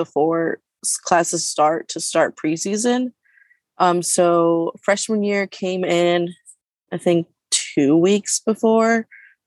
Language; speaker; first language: English; native; English